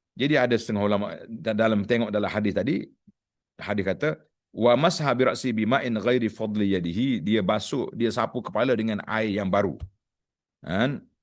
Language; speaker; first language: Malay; native; Malay